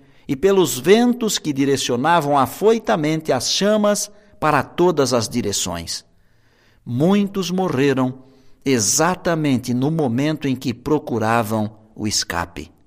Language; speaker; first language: Portuguese; native; Portuguese